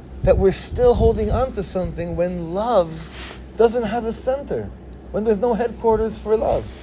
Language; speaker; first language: English; native; English